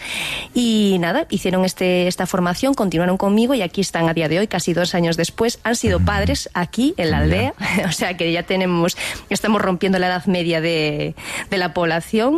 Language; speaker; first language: Spanish; native; Spanish